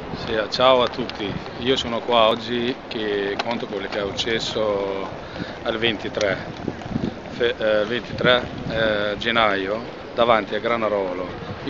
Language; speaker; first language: Italian; non-native, learner; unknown